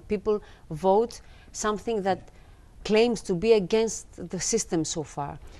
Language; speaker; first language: English; non-native, fluent; Greek